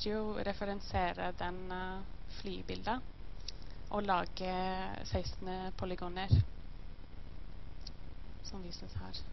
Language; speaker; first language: Norwegian; non-native, learner; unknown